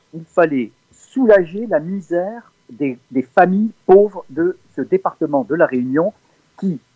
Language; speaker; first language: French; native; French